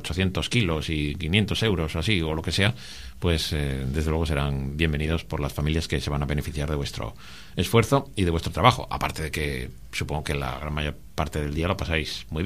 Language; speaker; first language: Spanish; native; Spanish